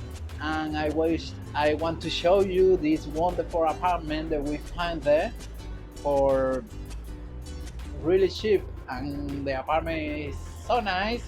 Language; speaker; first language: English; non-native, learner; Spanish